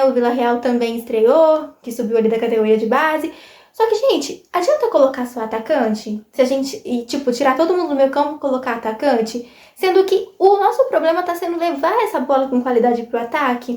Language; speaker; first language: Portuguese; native; Portuguese